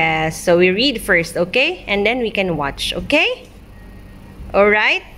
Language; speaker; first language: English; non-native, local second language; Filipino